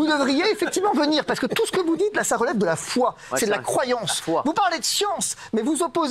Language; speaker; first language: French; native; French